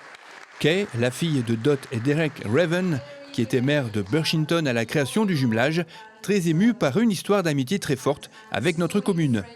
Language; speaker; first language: French; native; French